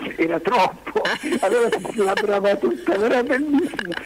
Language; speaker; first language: Italian; non-native, fluent; Spanish